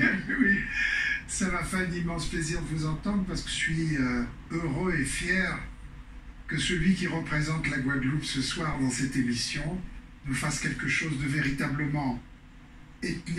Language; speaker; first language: French; native; French